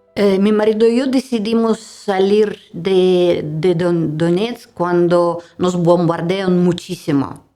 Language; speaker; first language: Spanish; non-native, learner; Russian